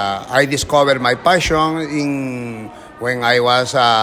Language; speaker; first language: English; non-native, learner; Spanish